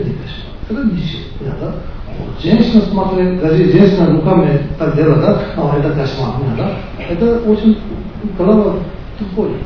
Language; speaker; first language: Russian; non-native, learner; Tibetan